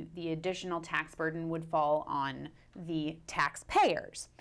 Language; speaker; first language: English; native; English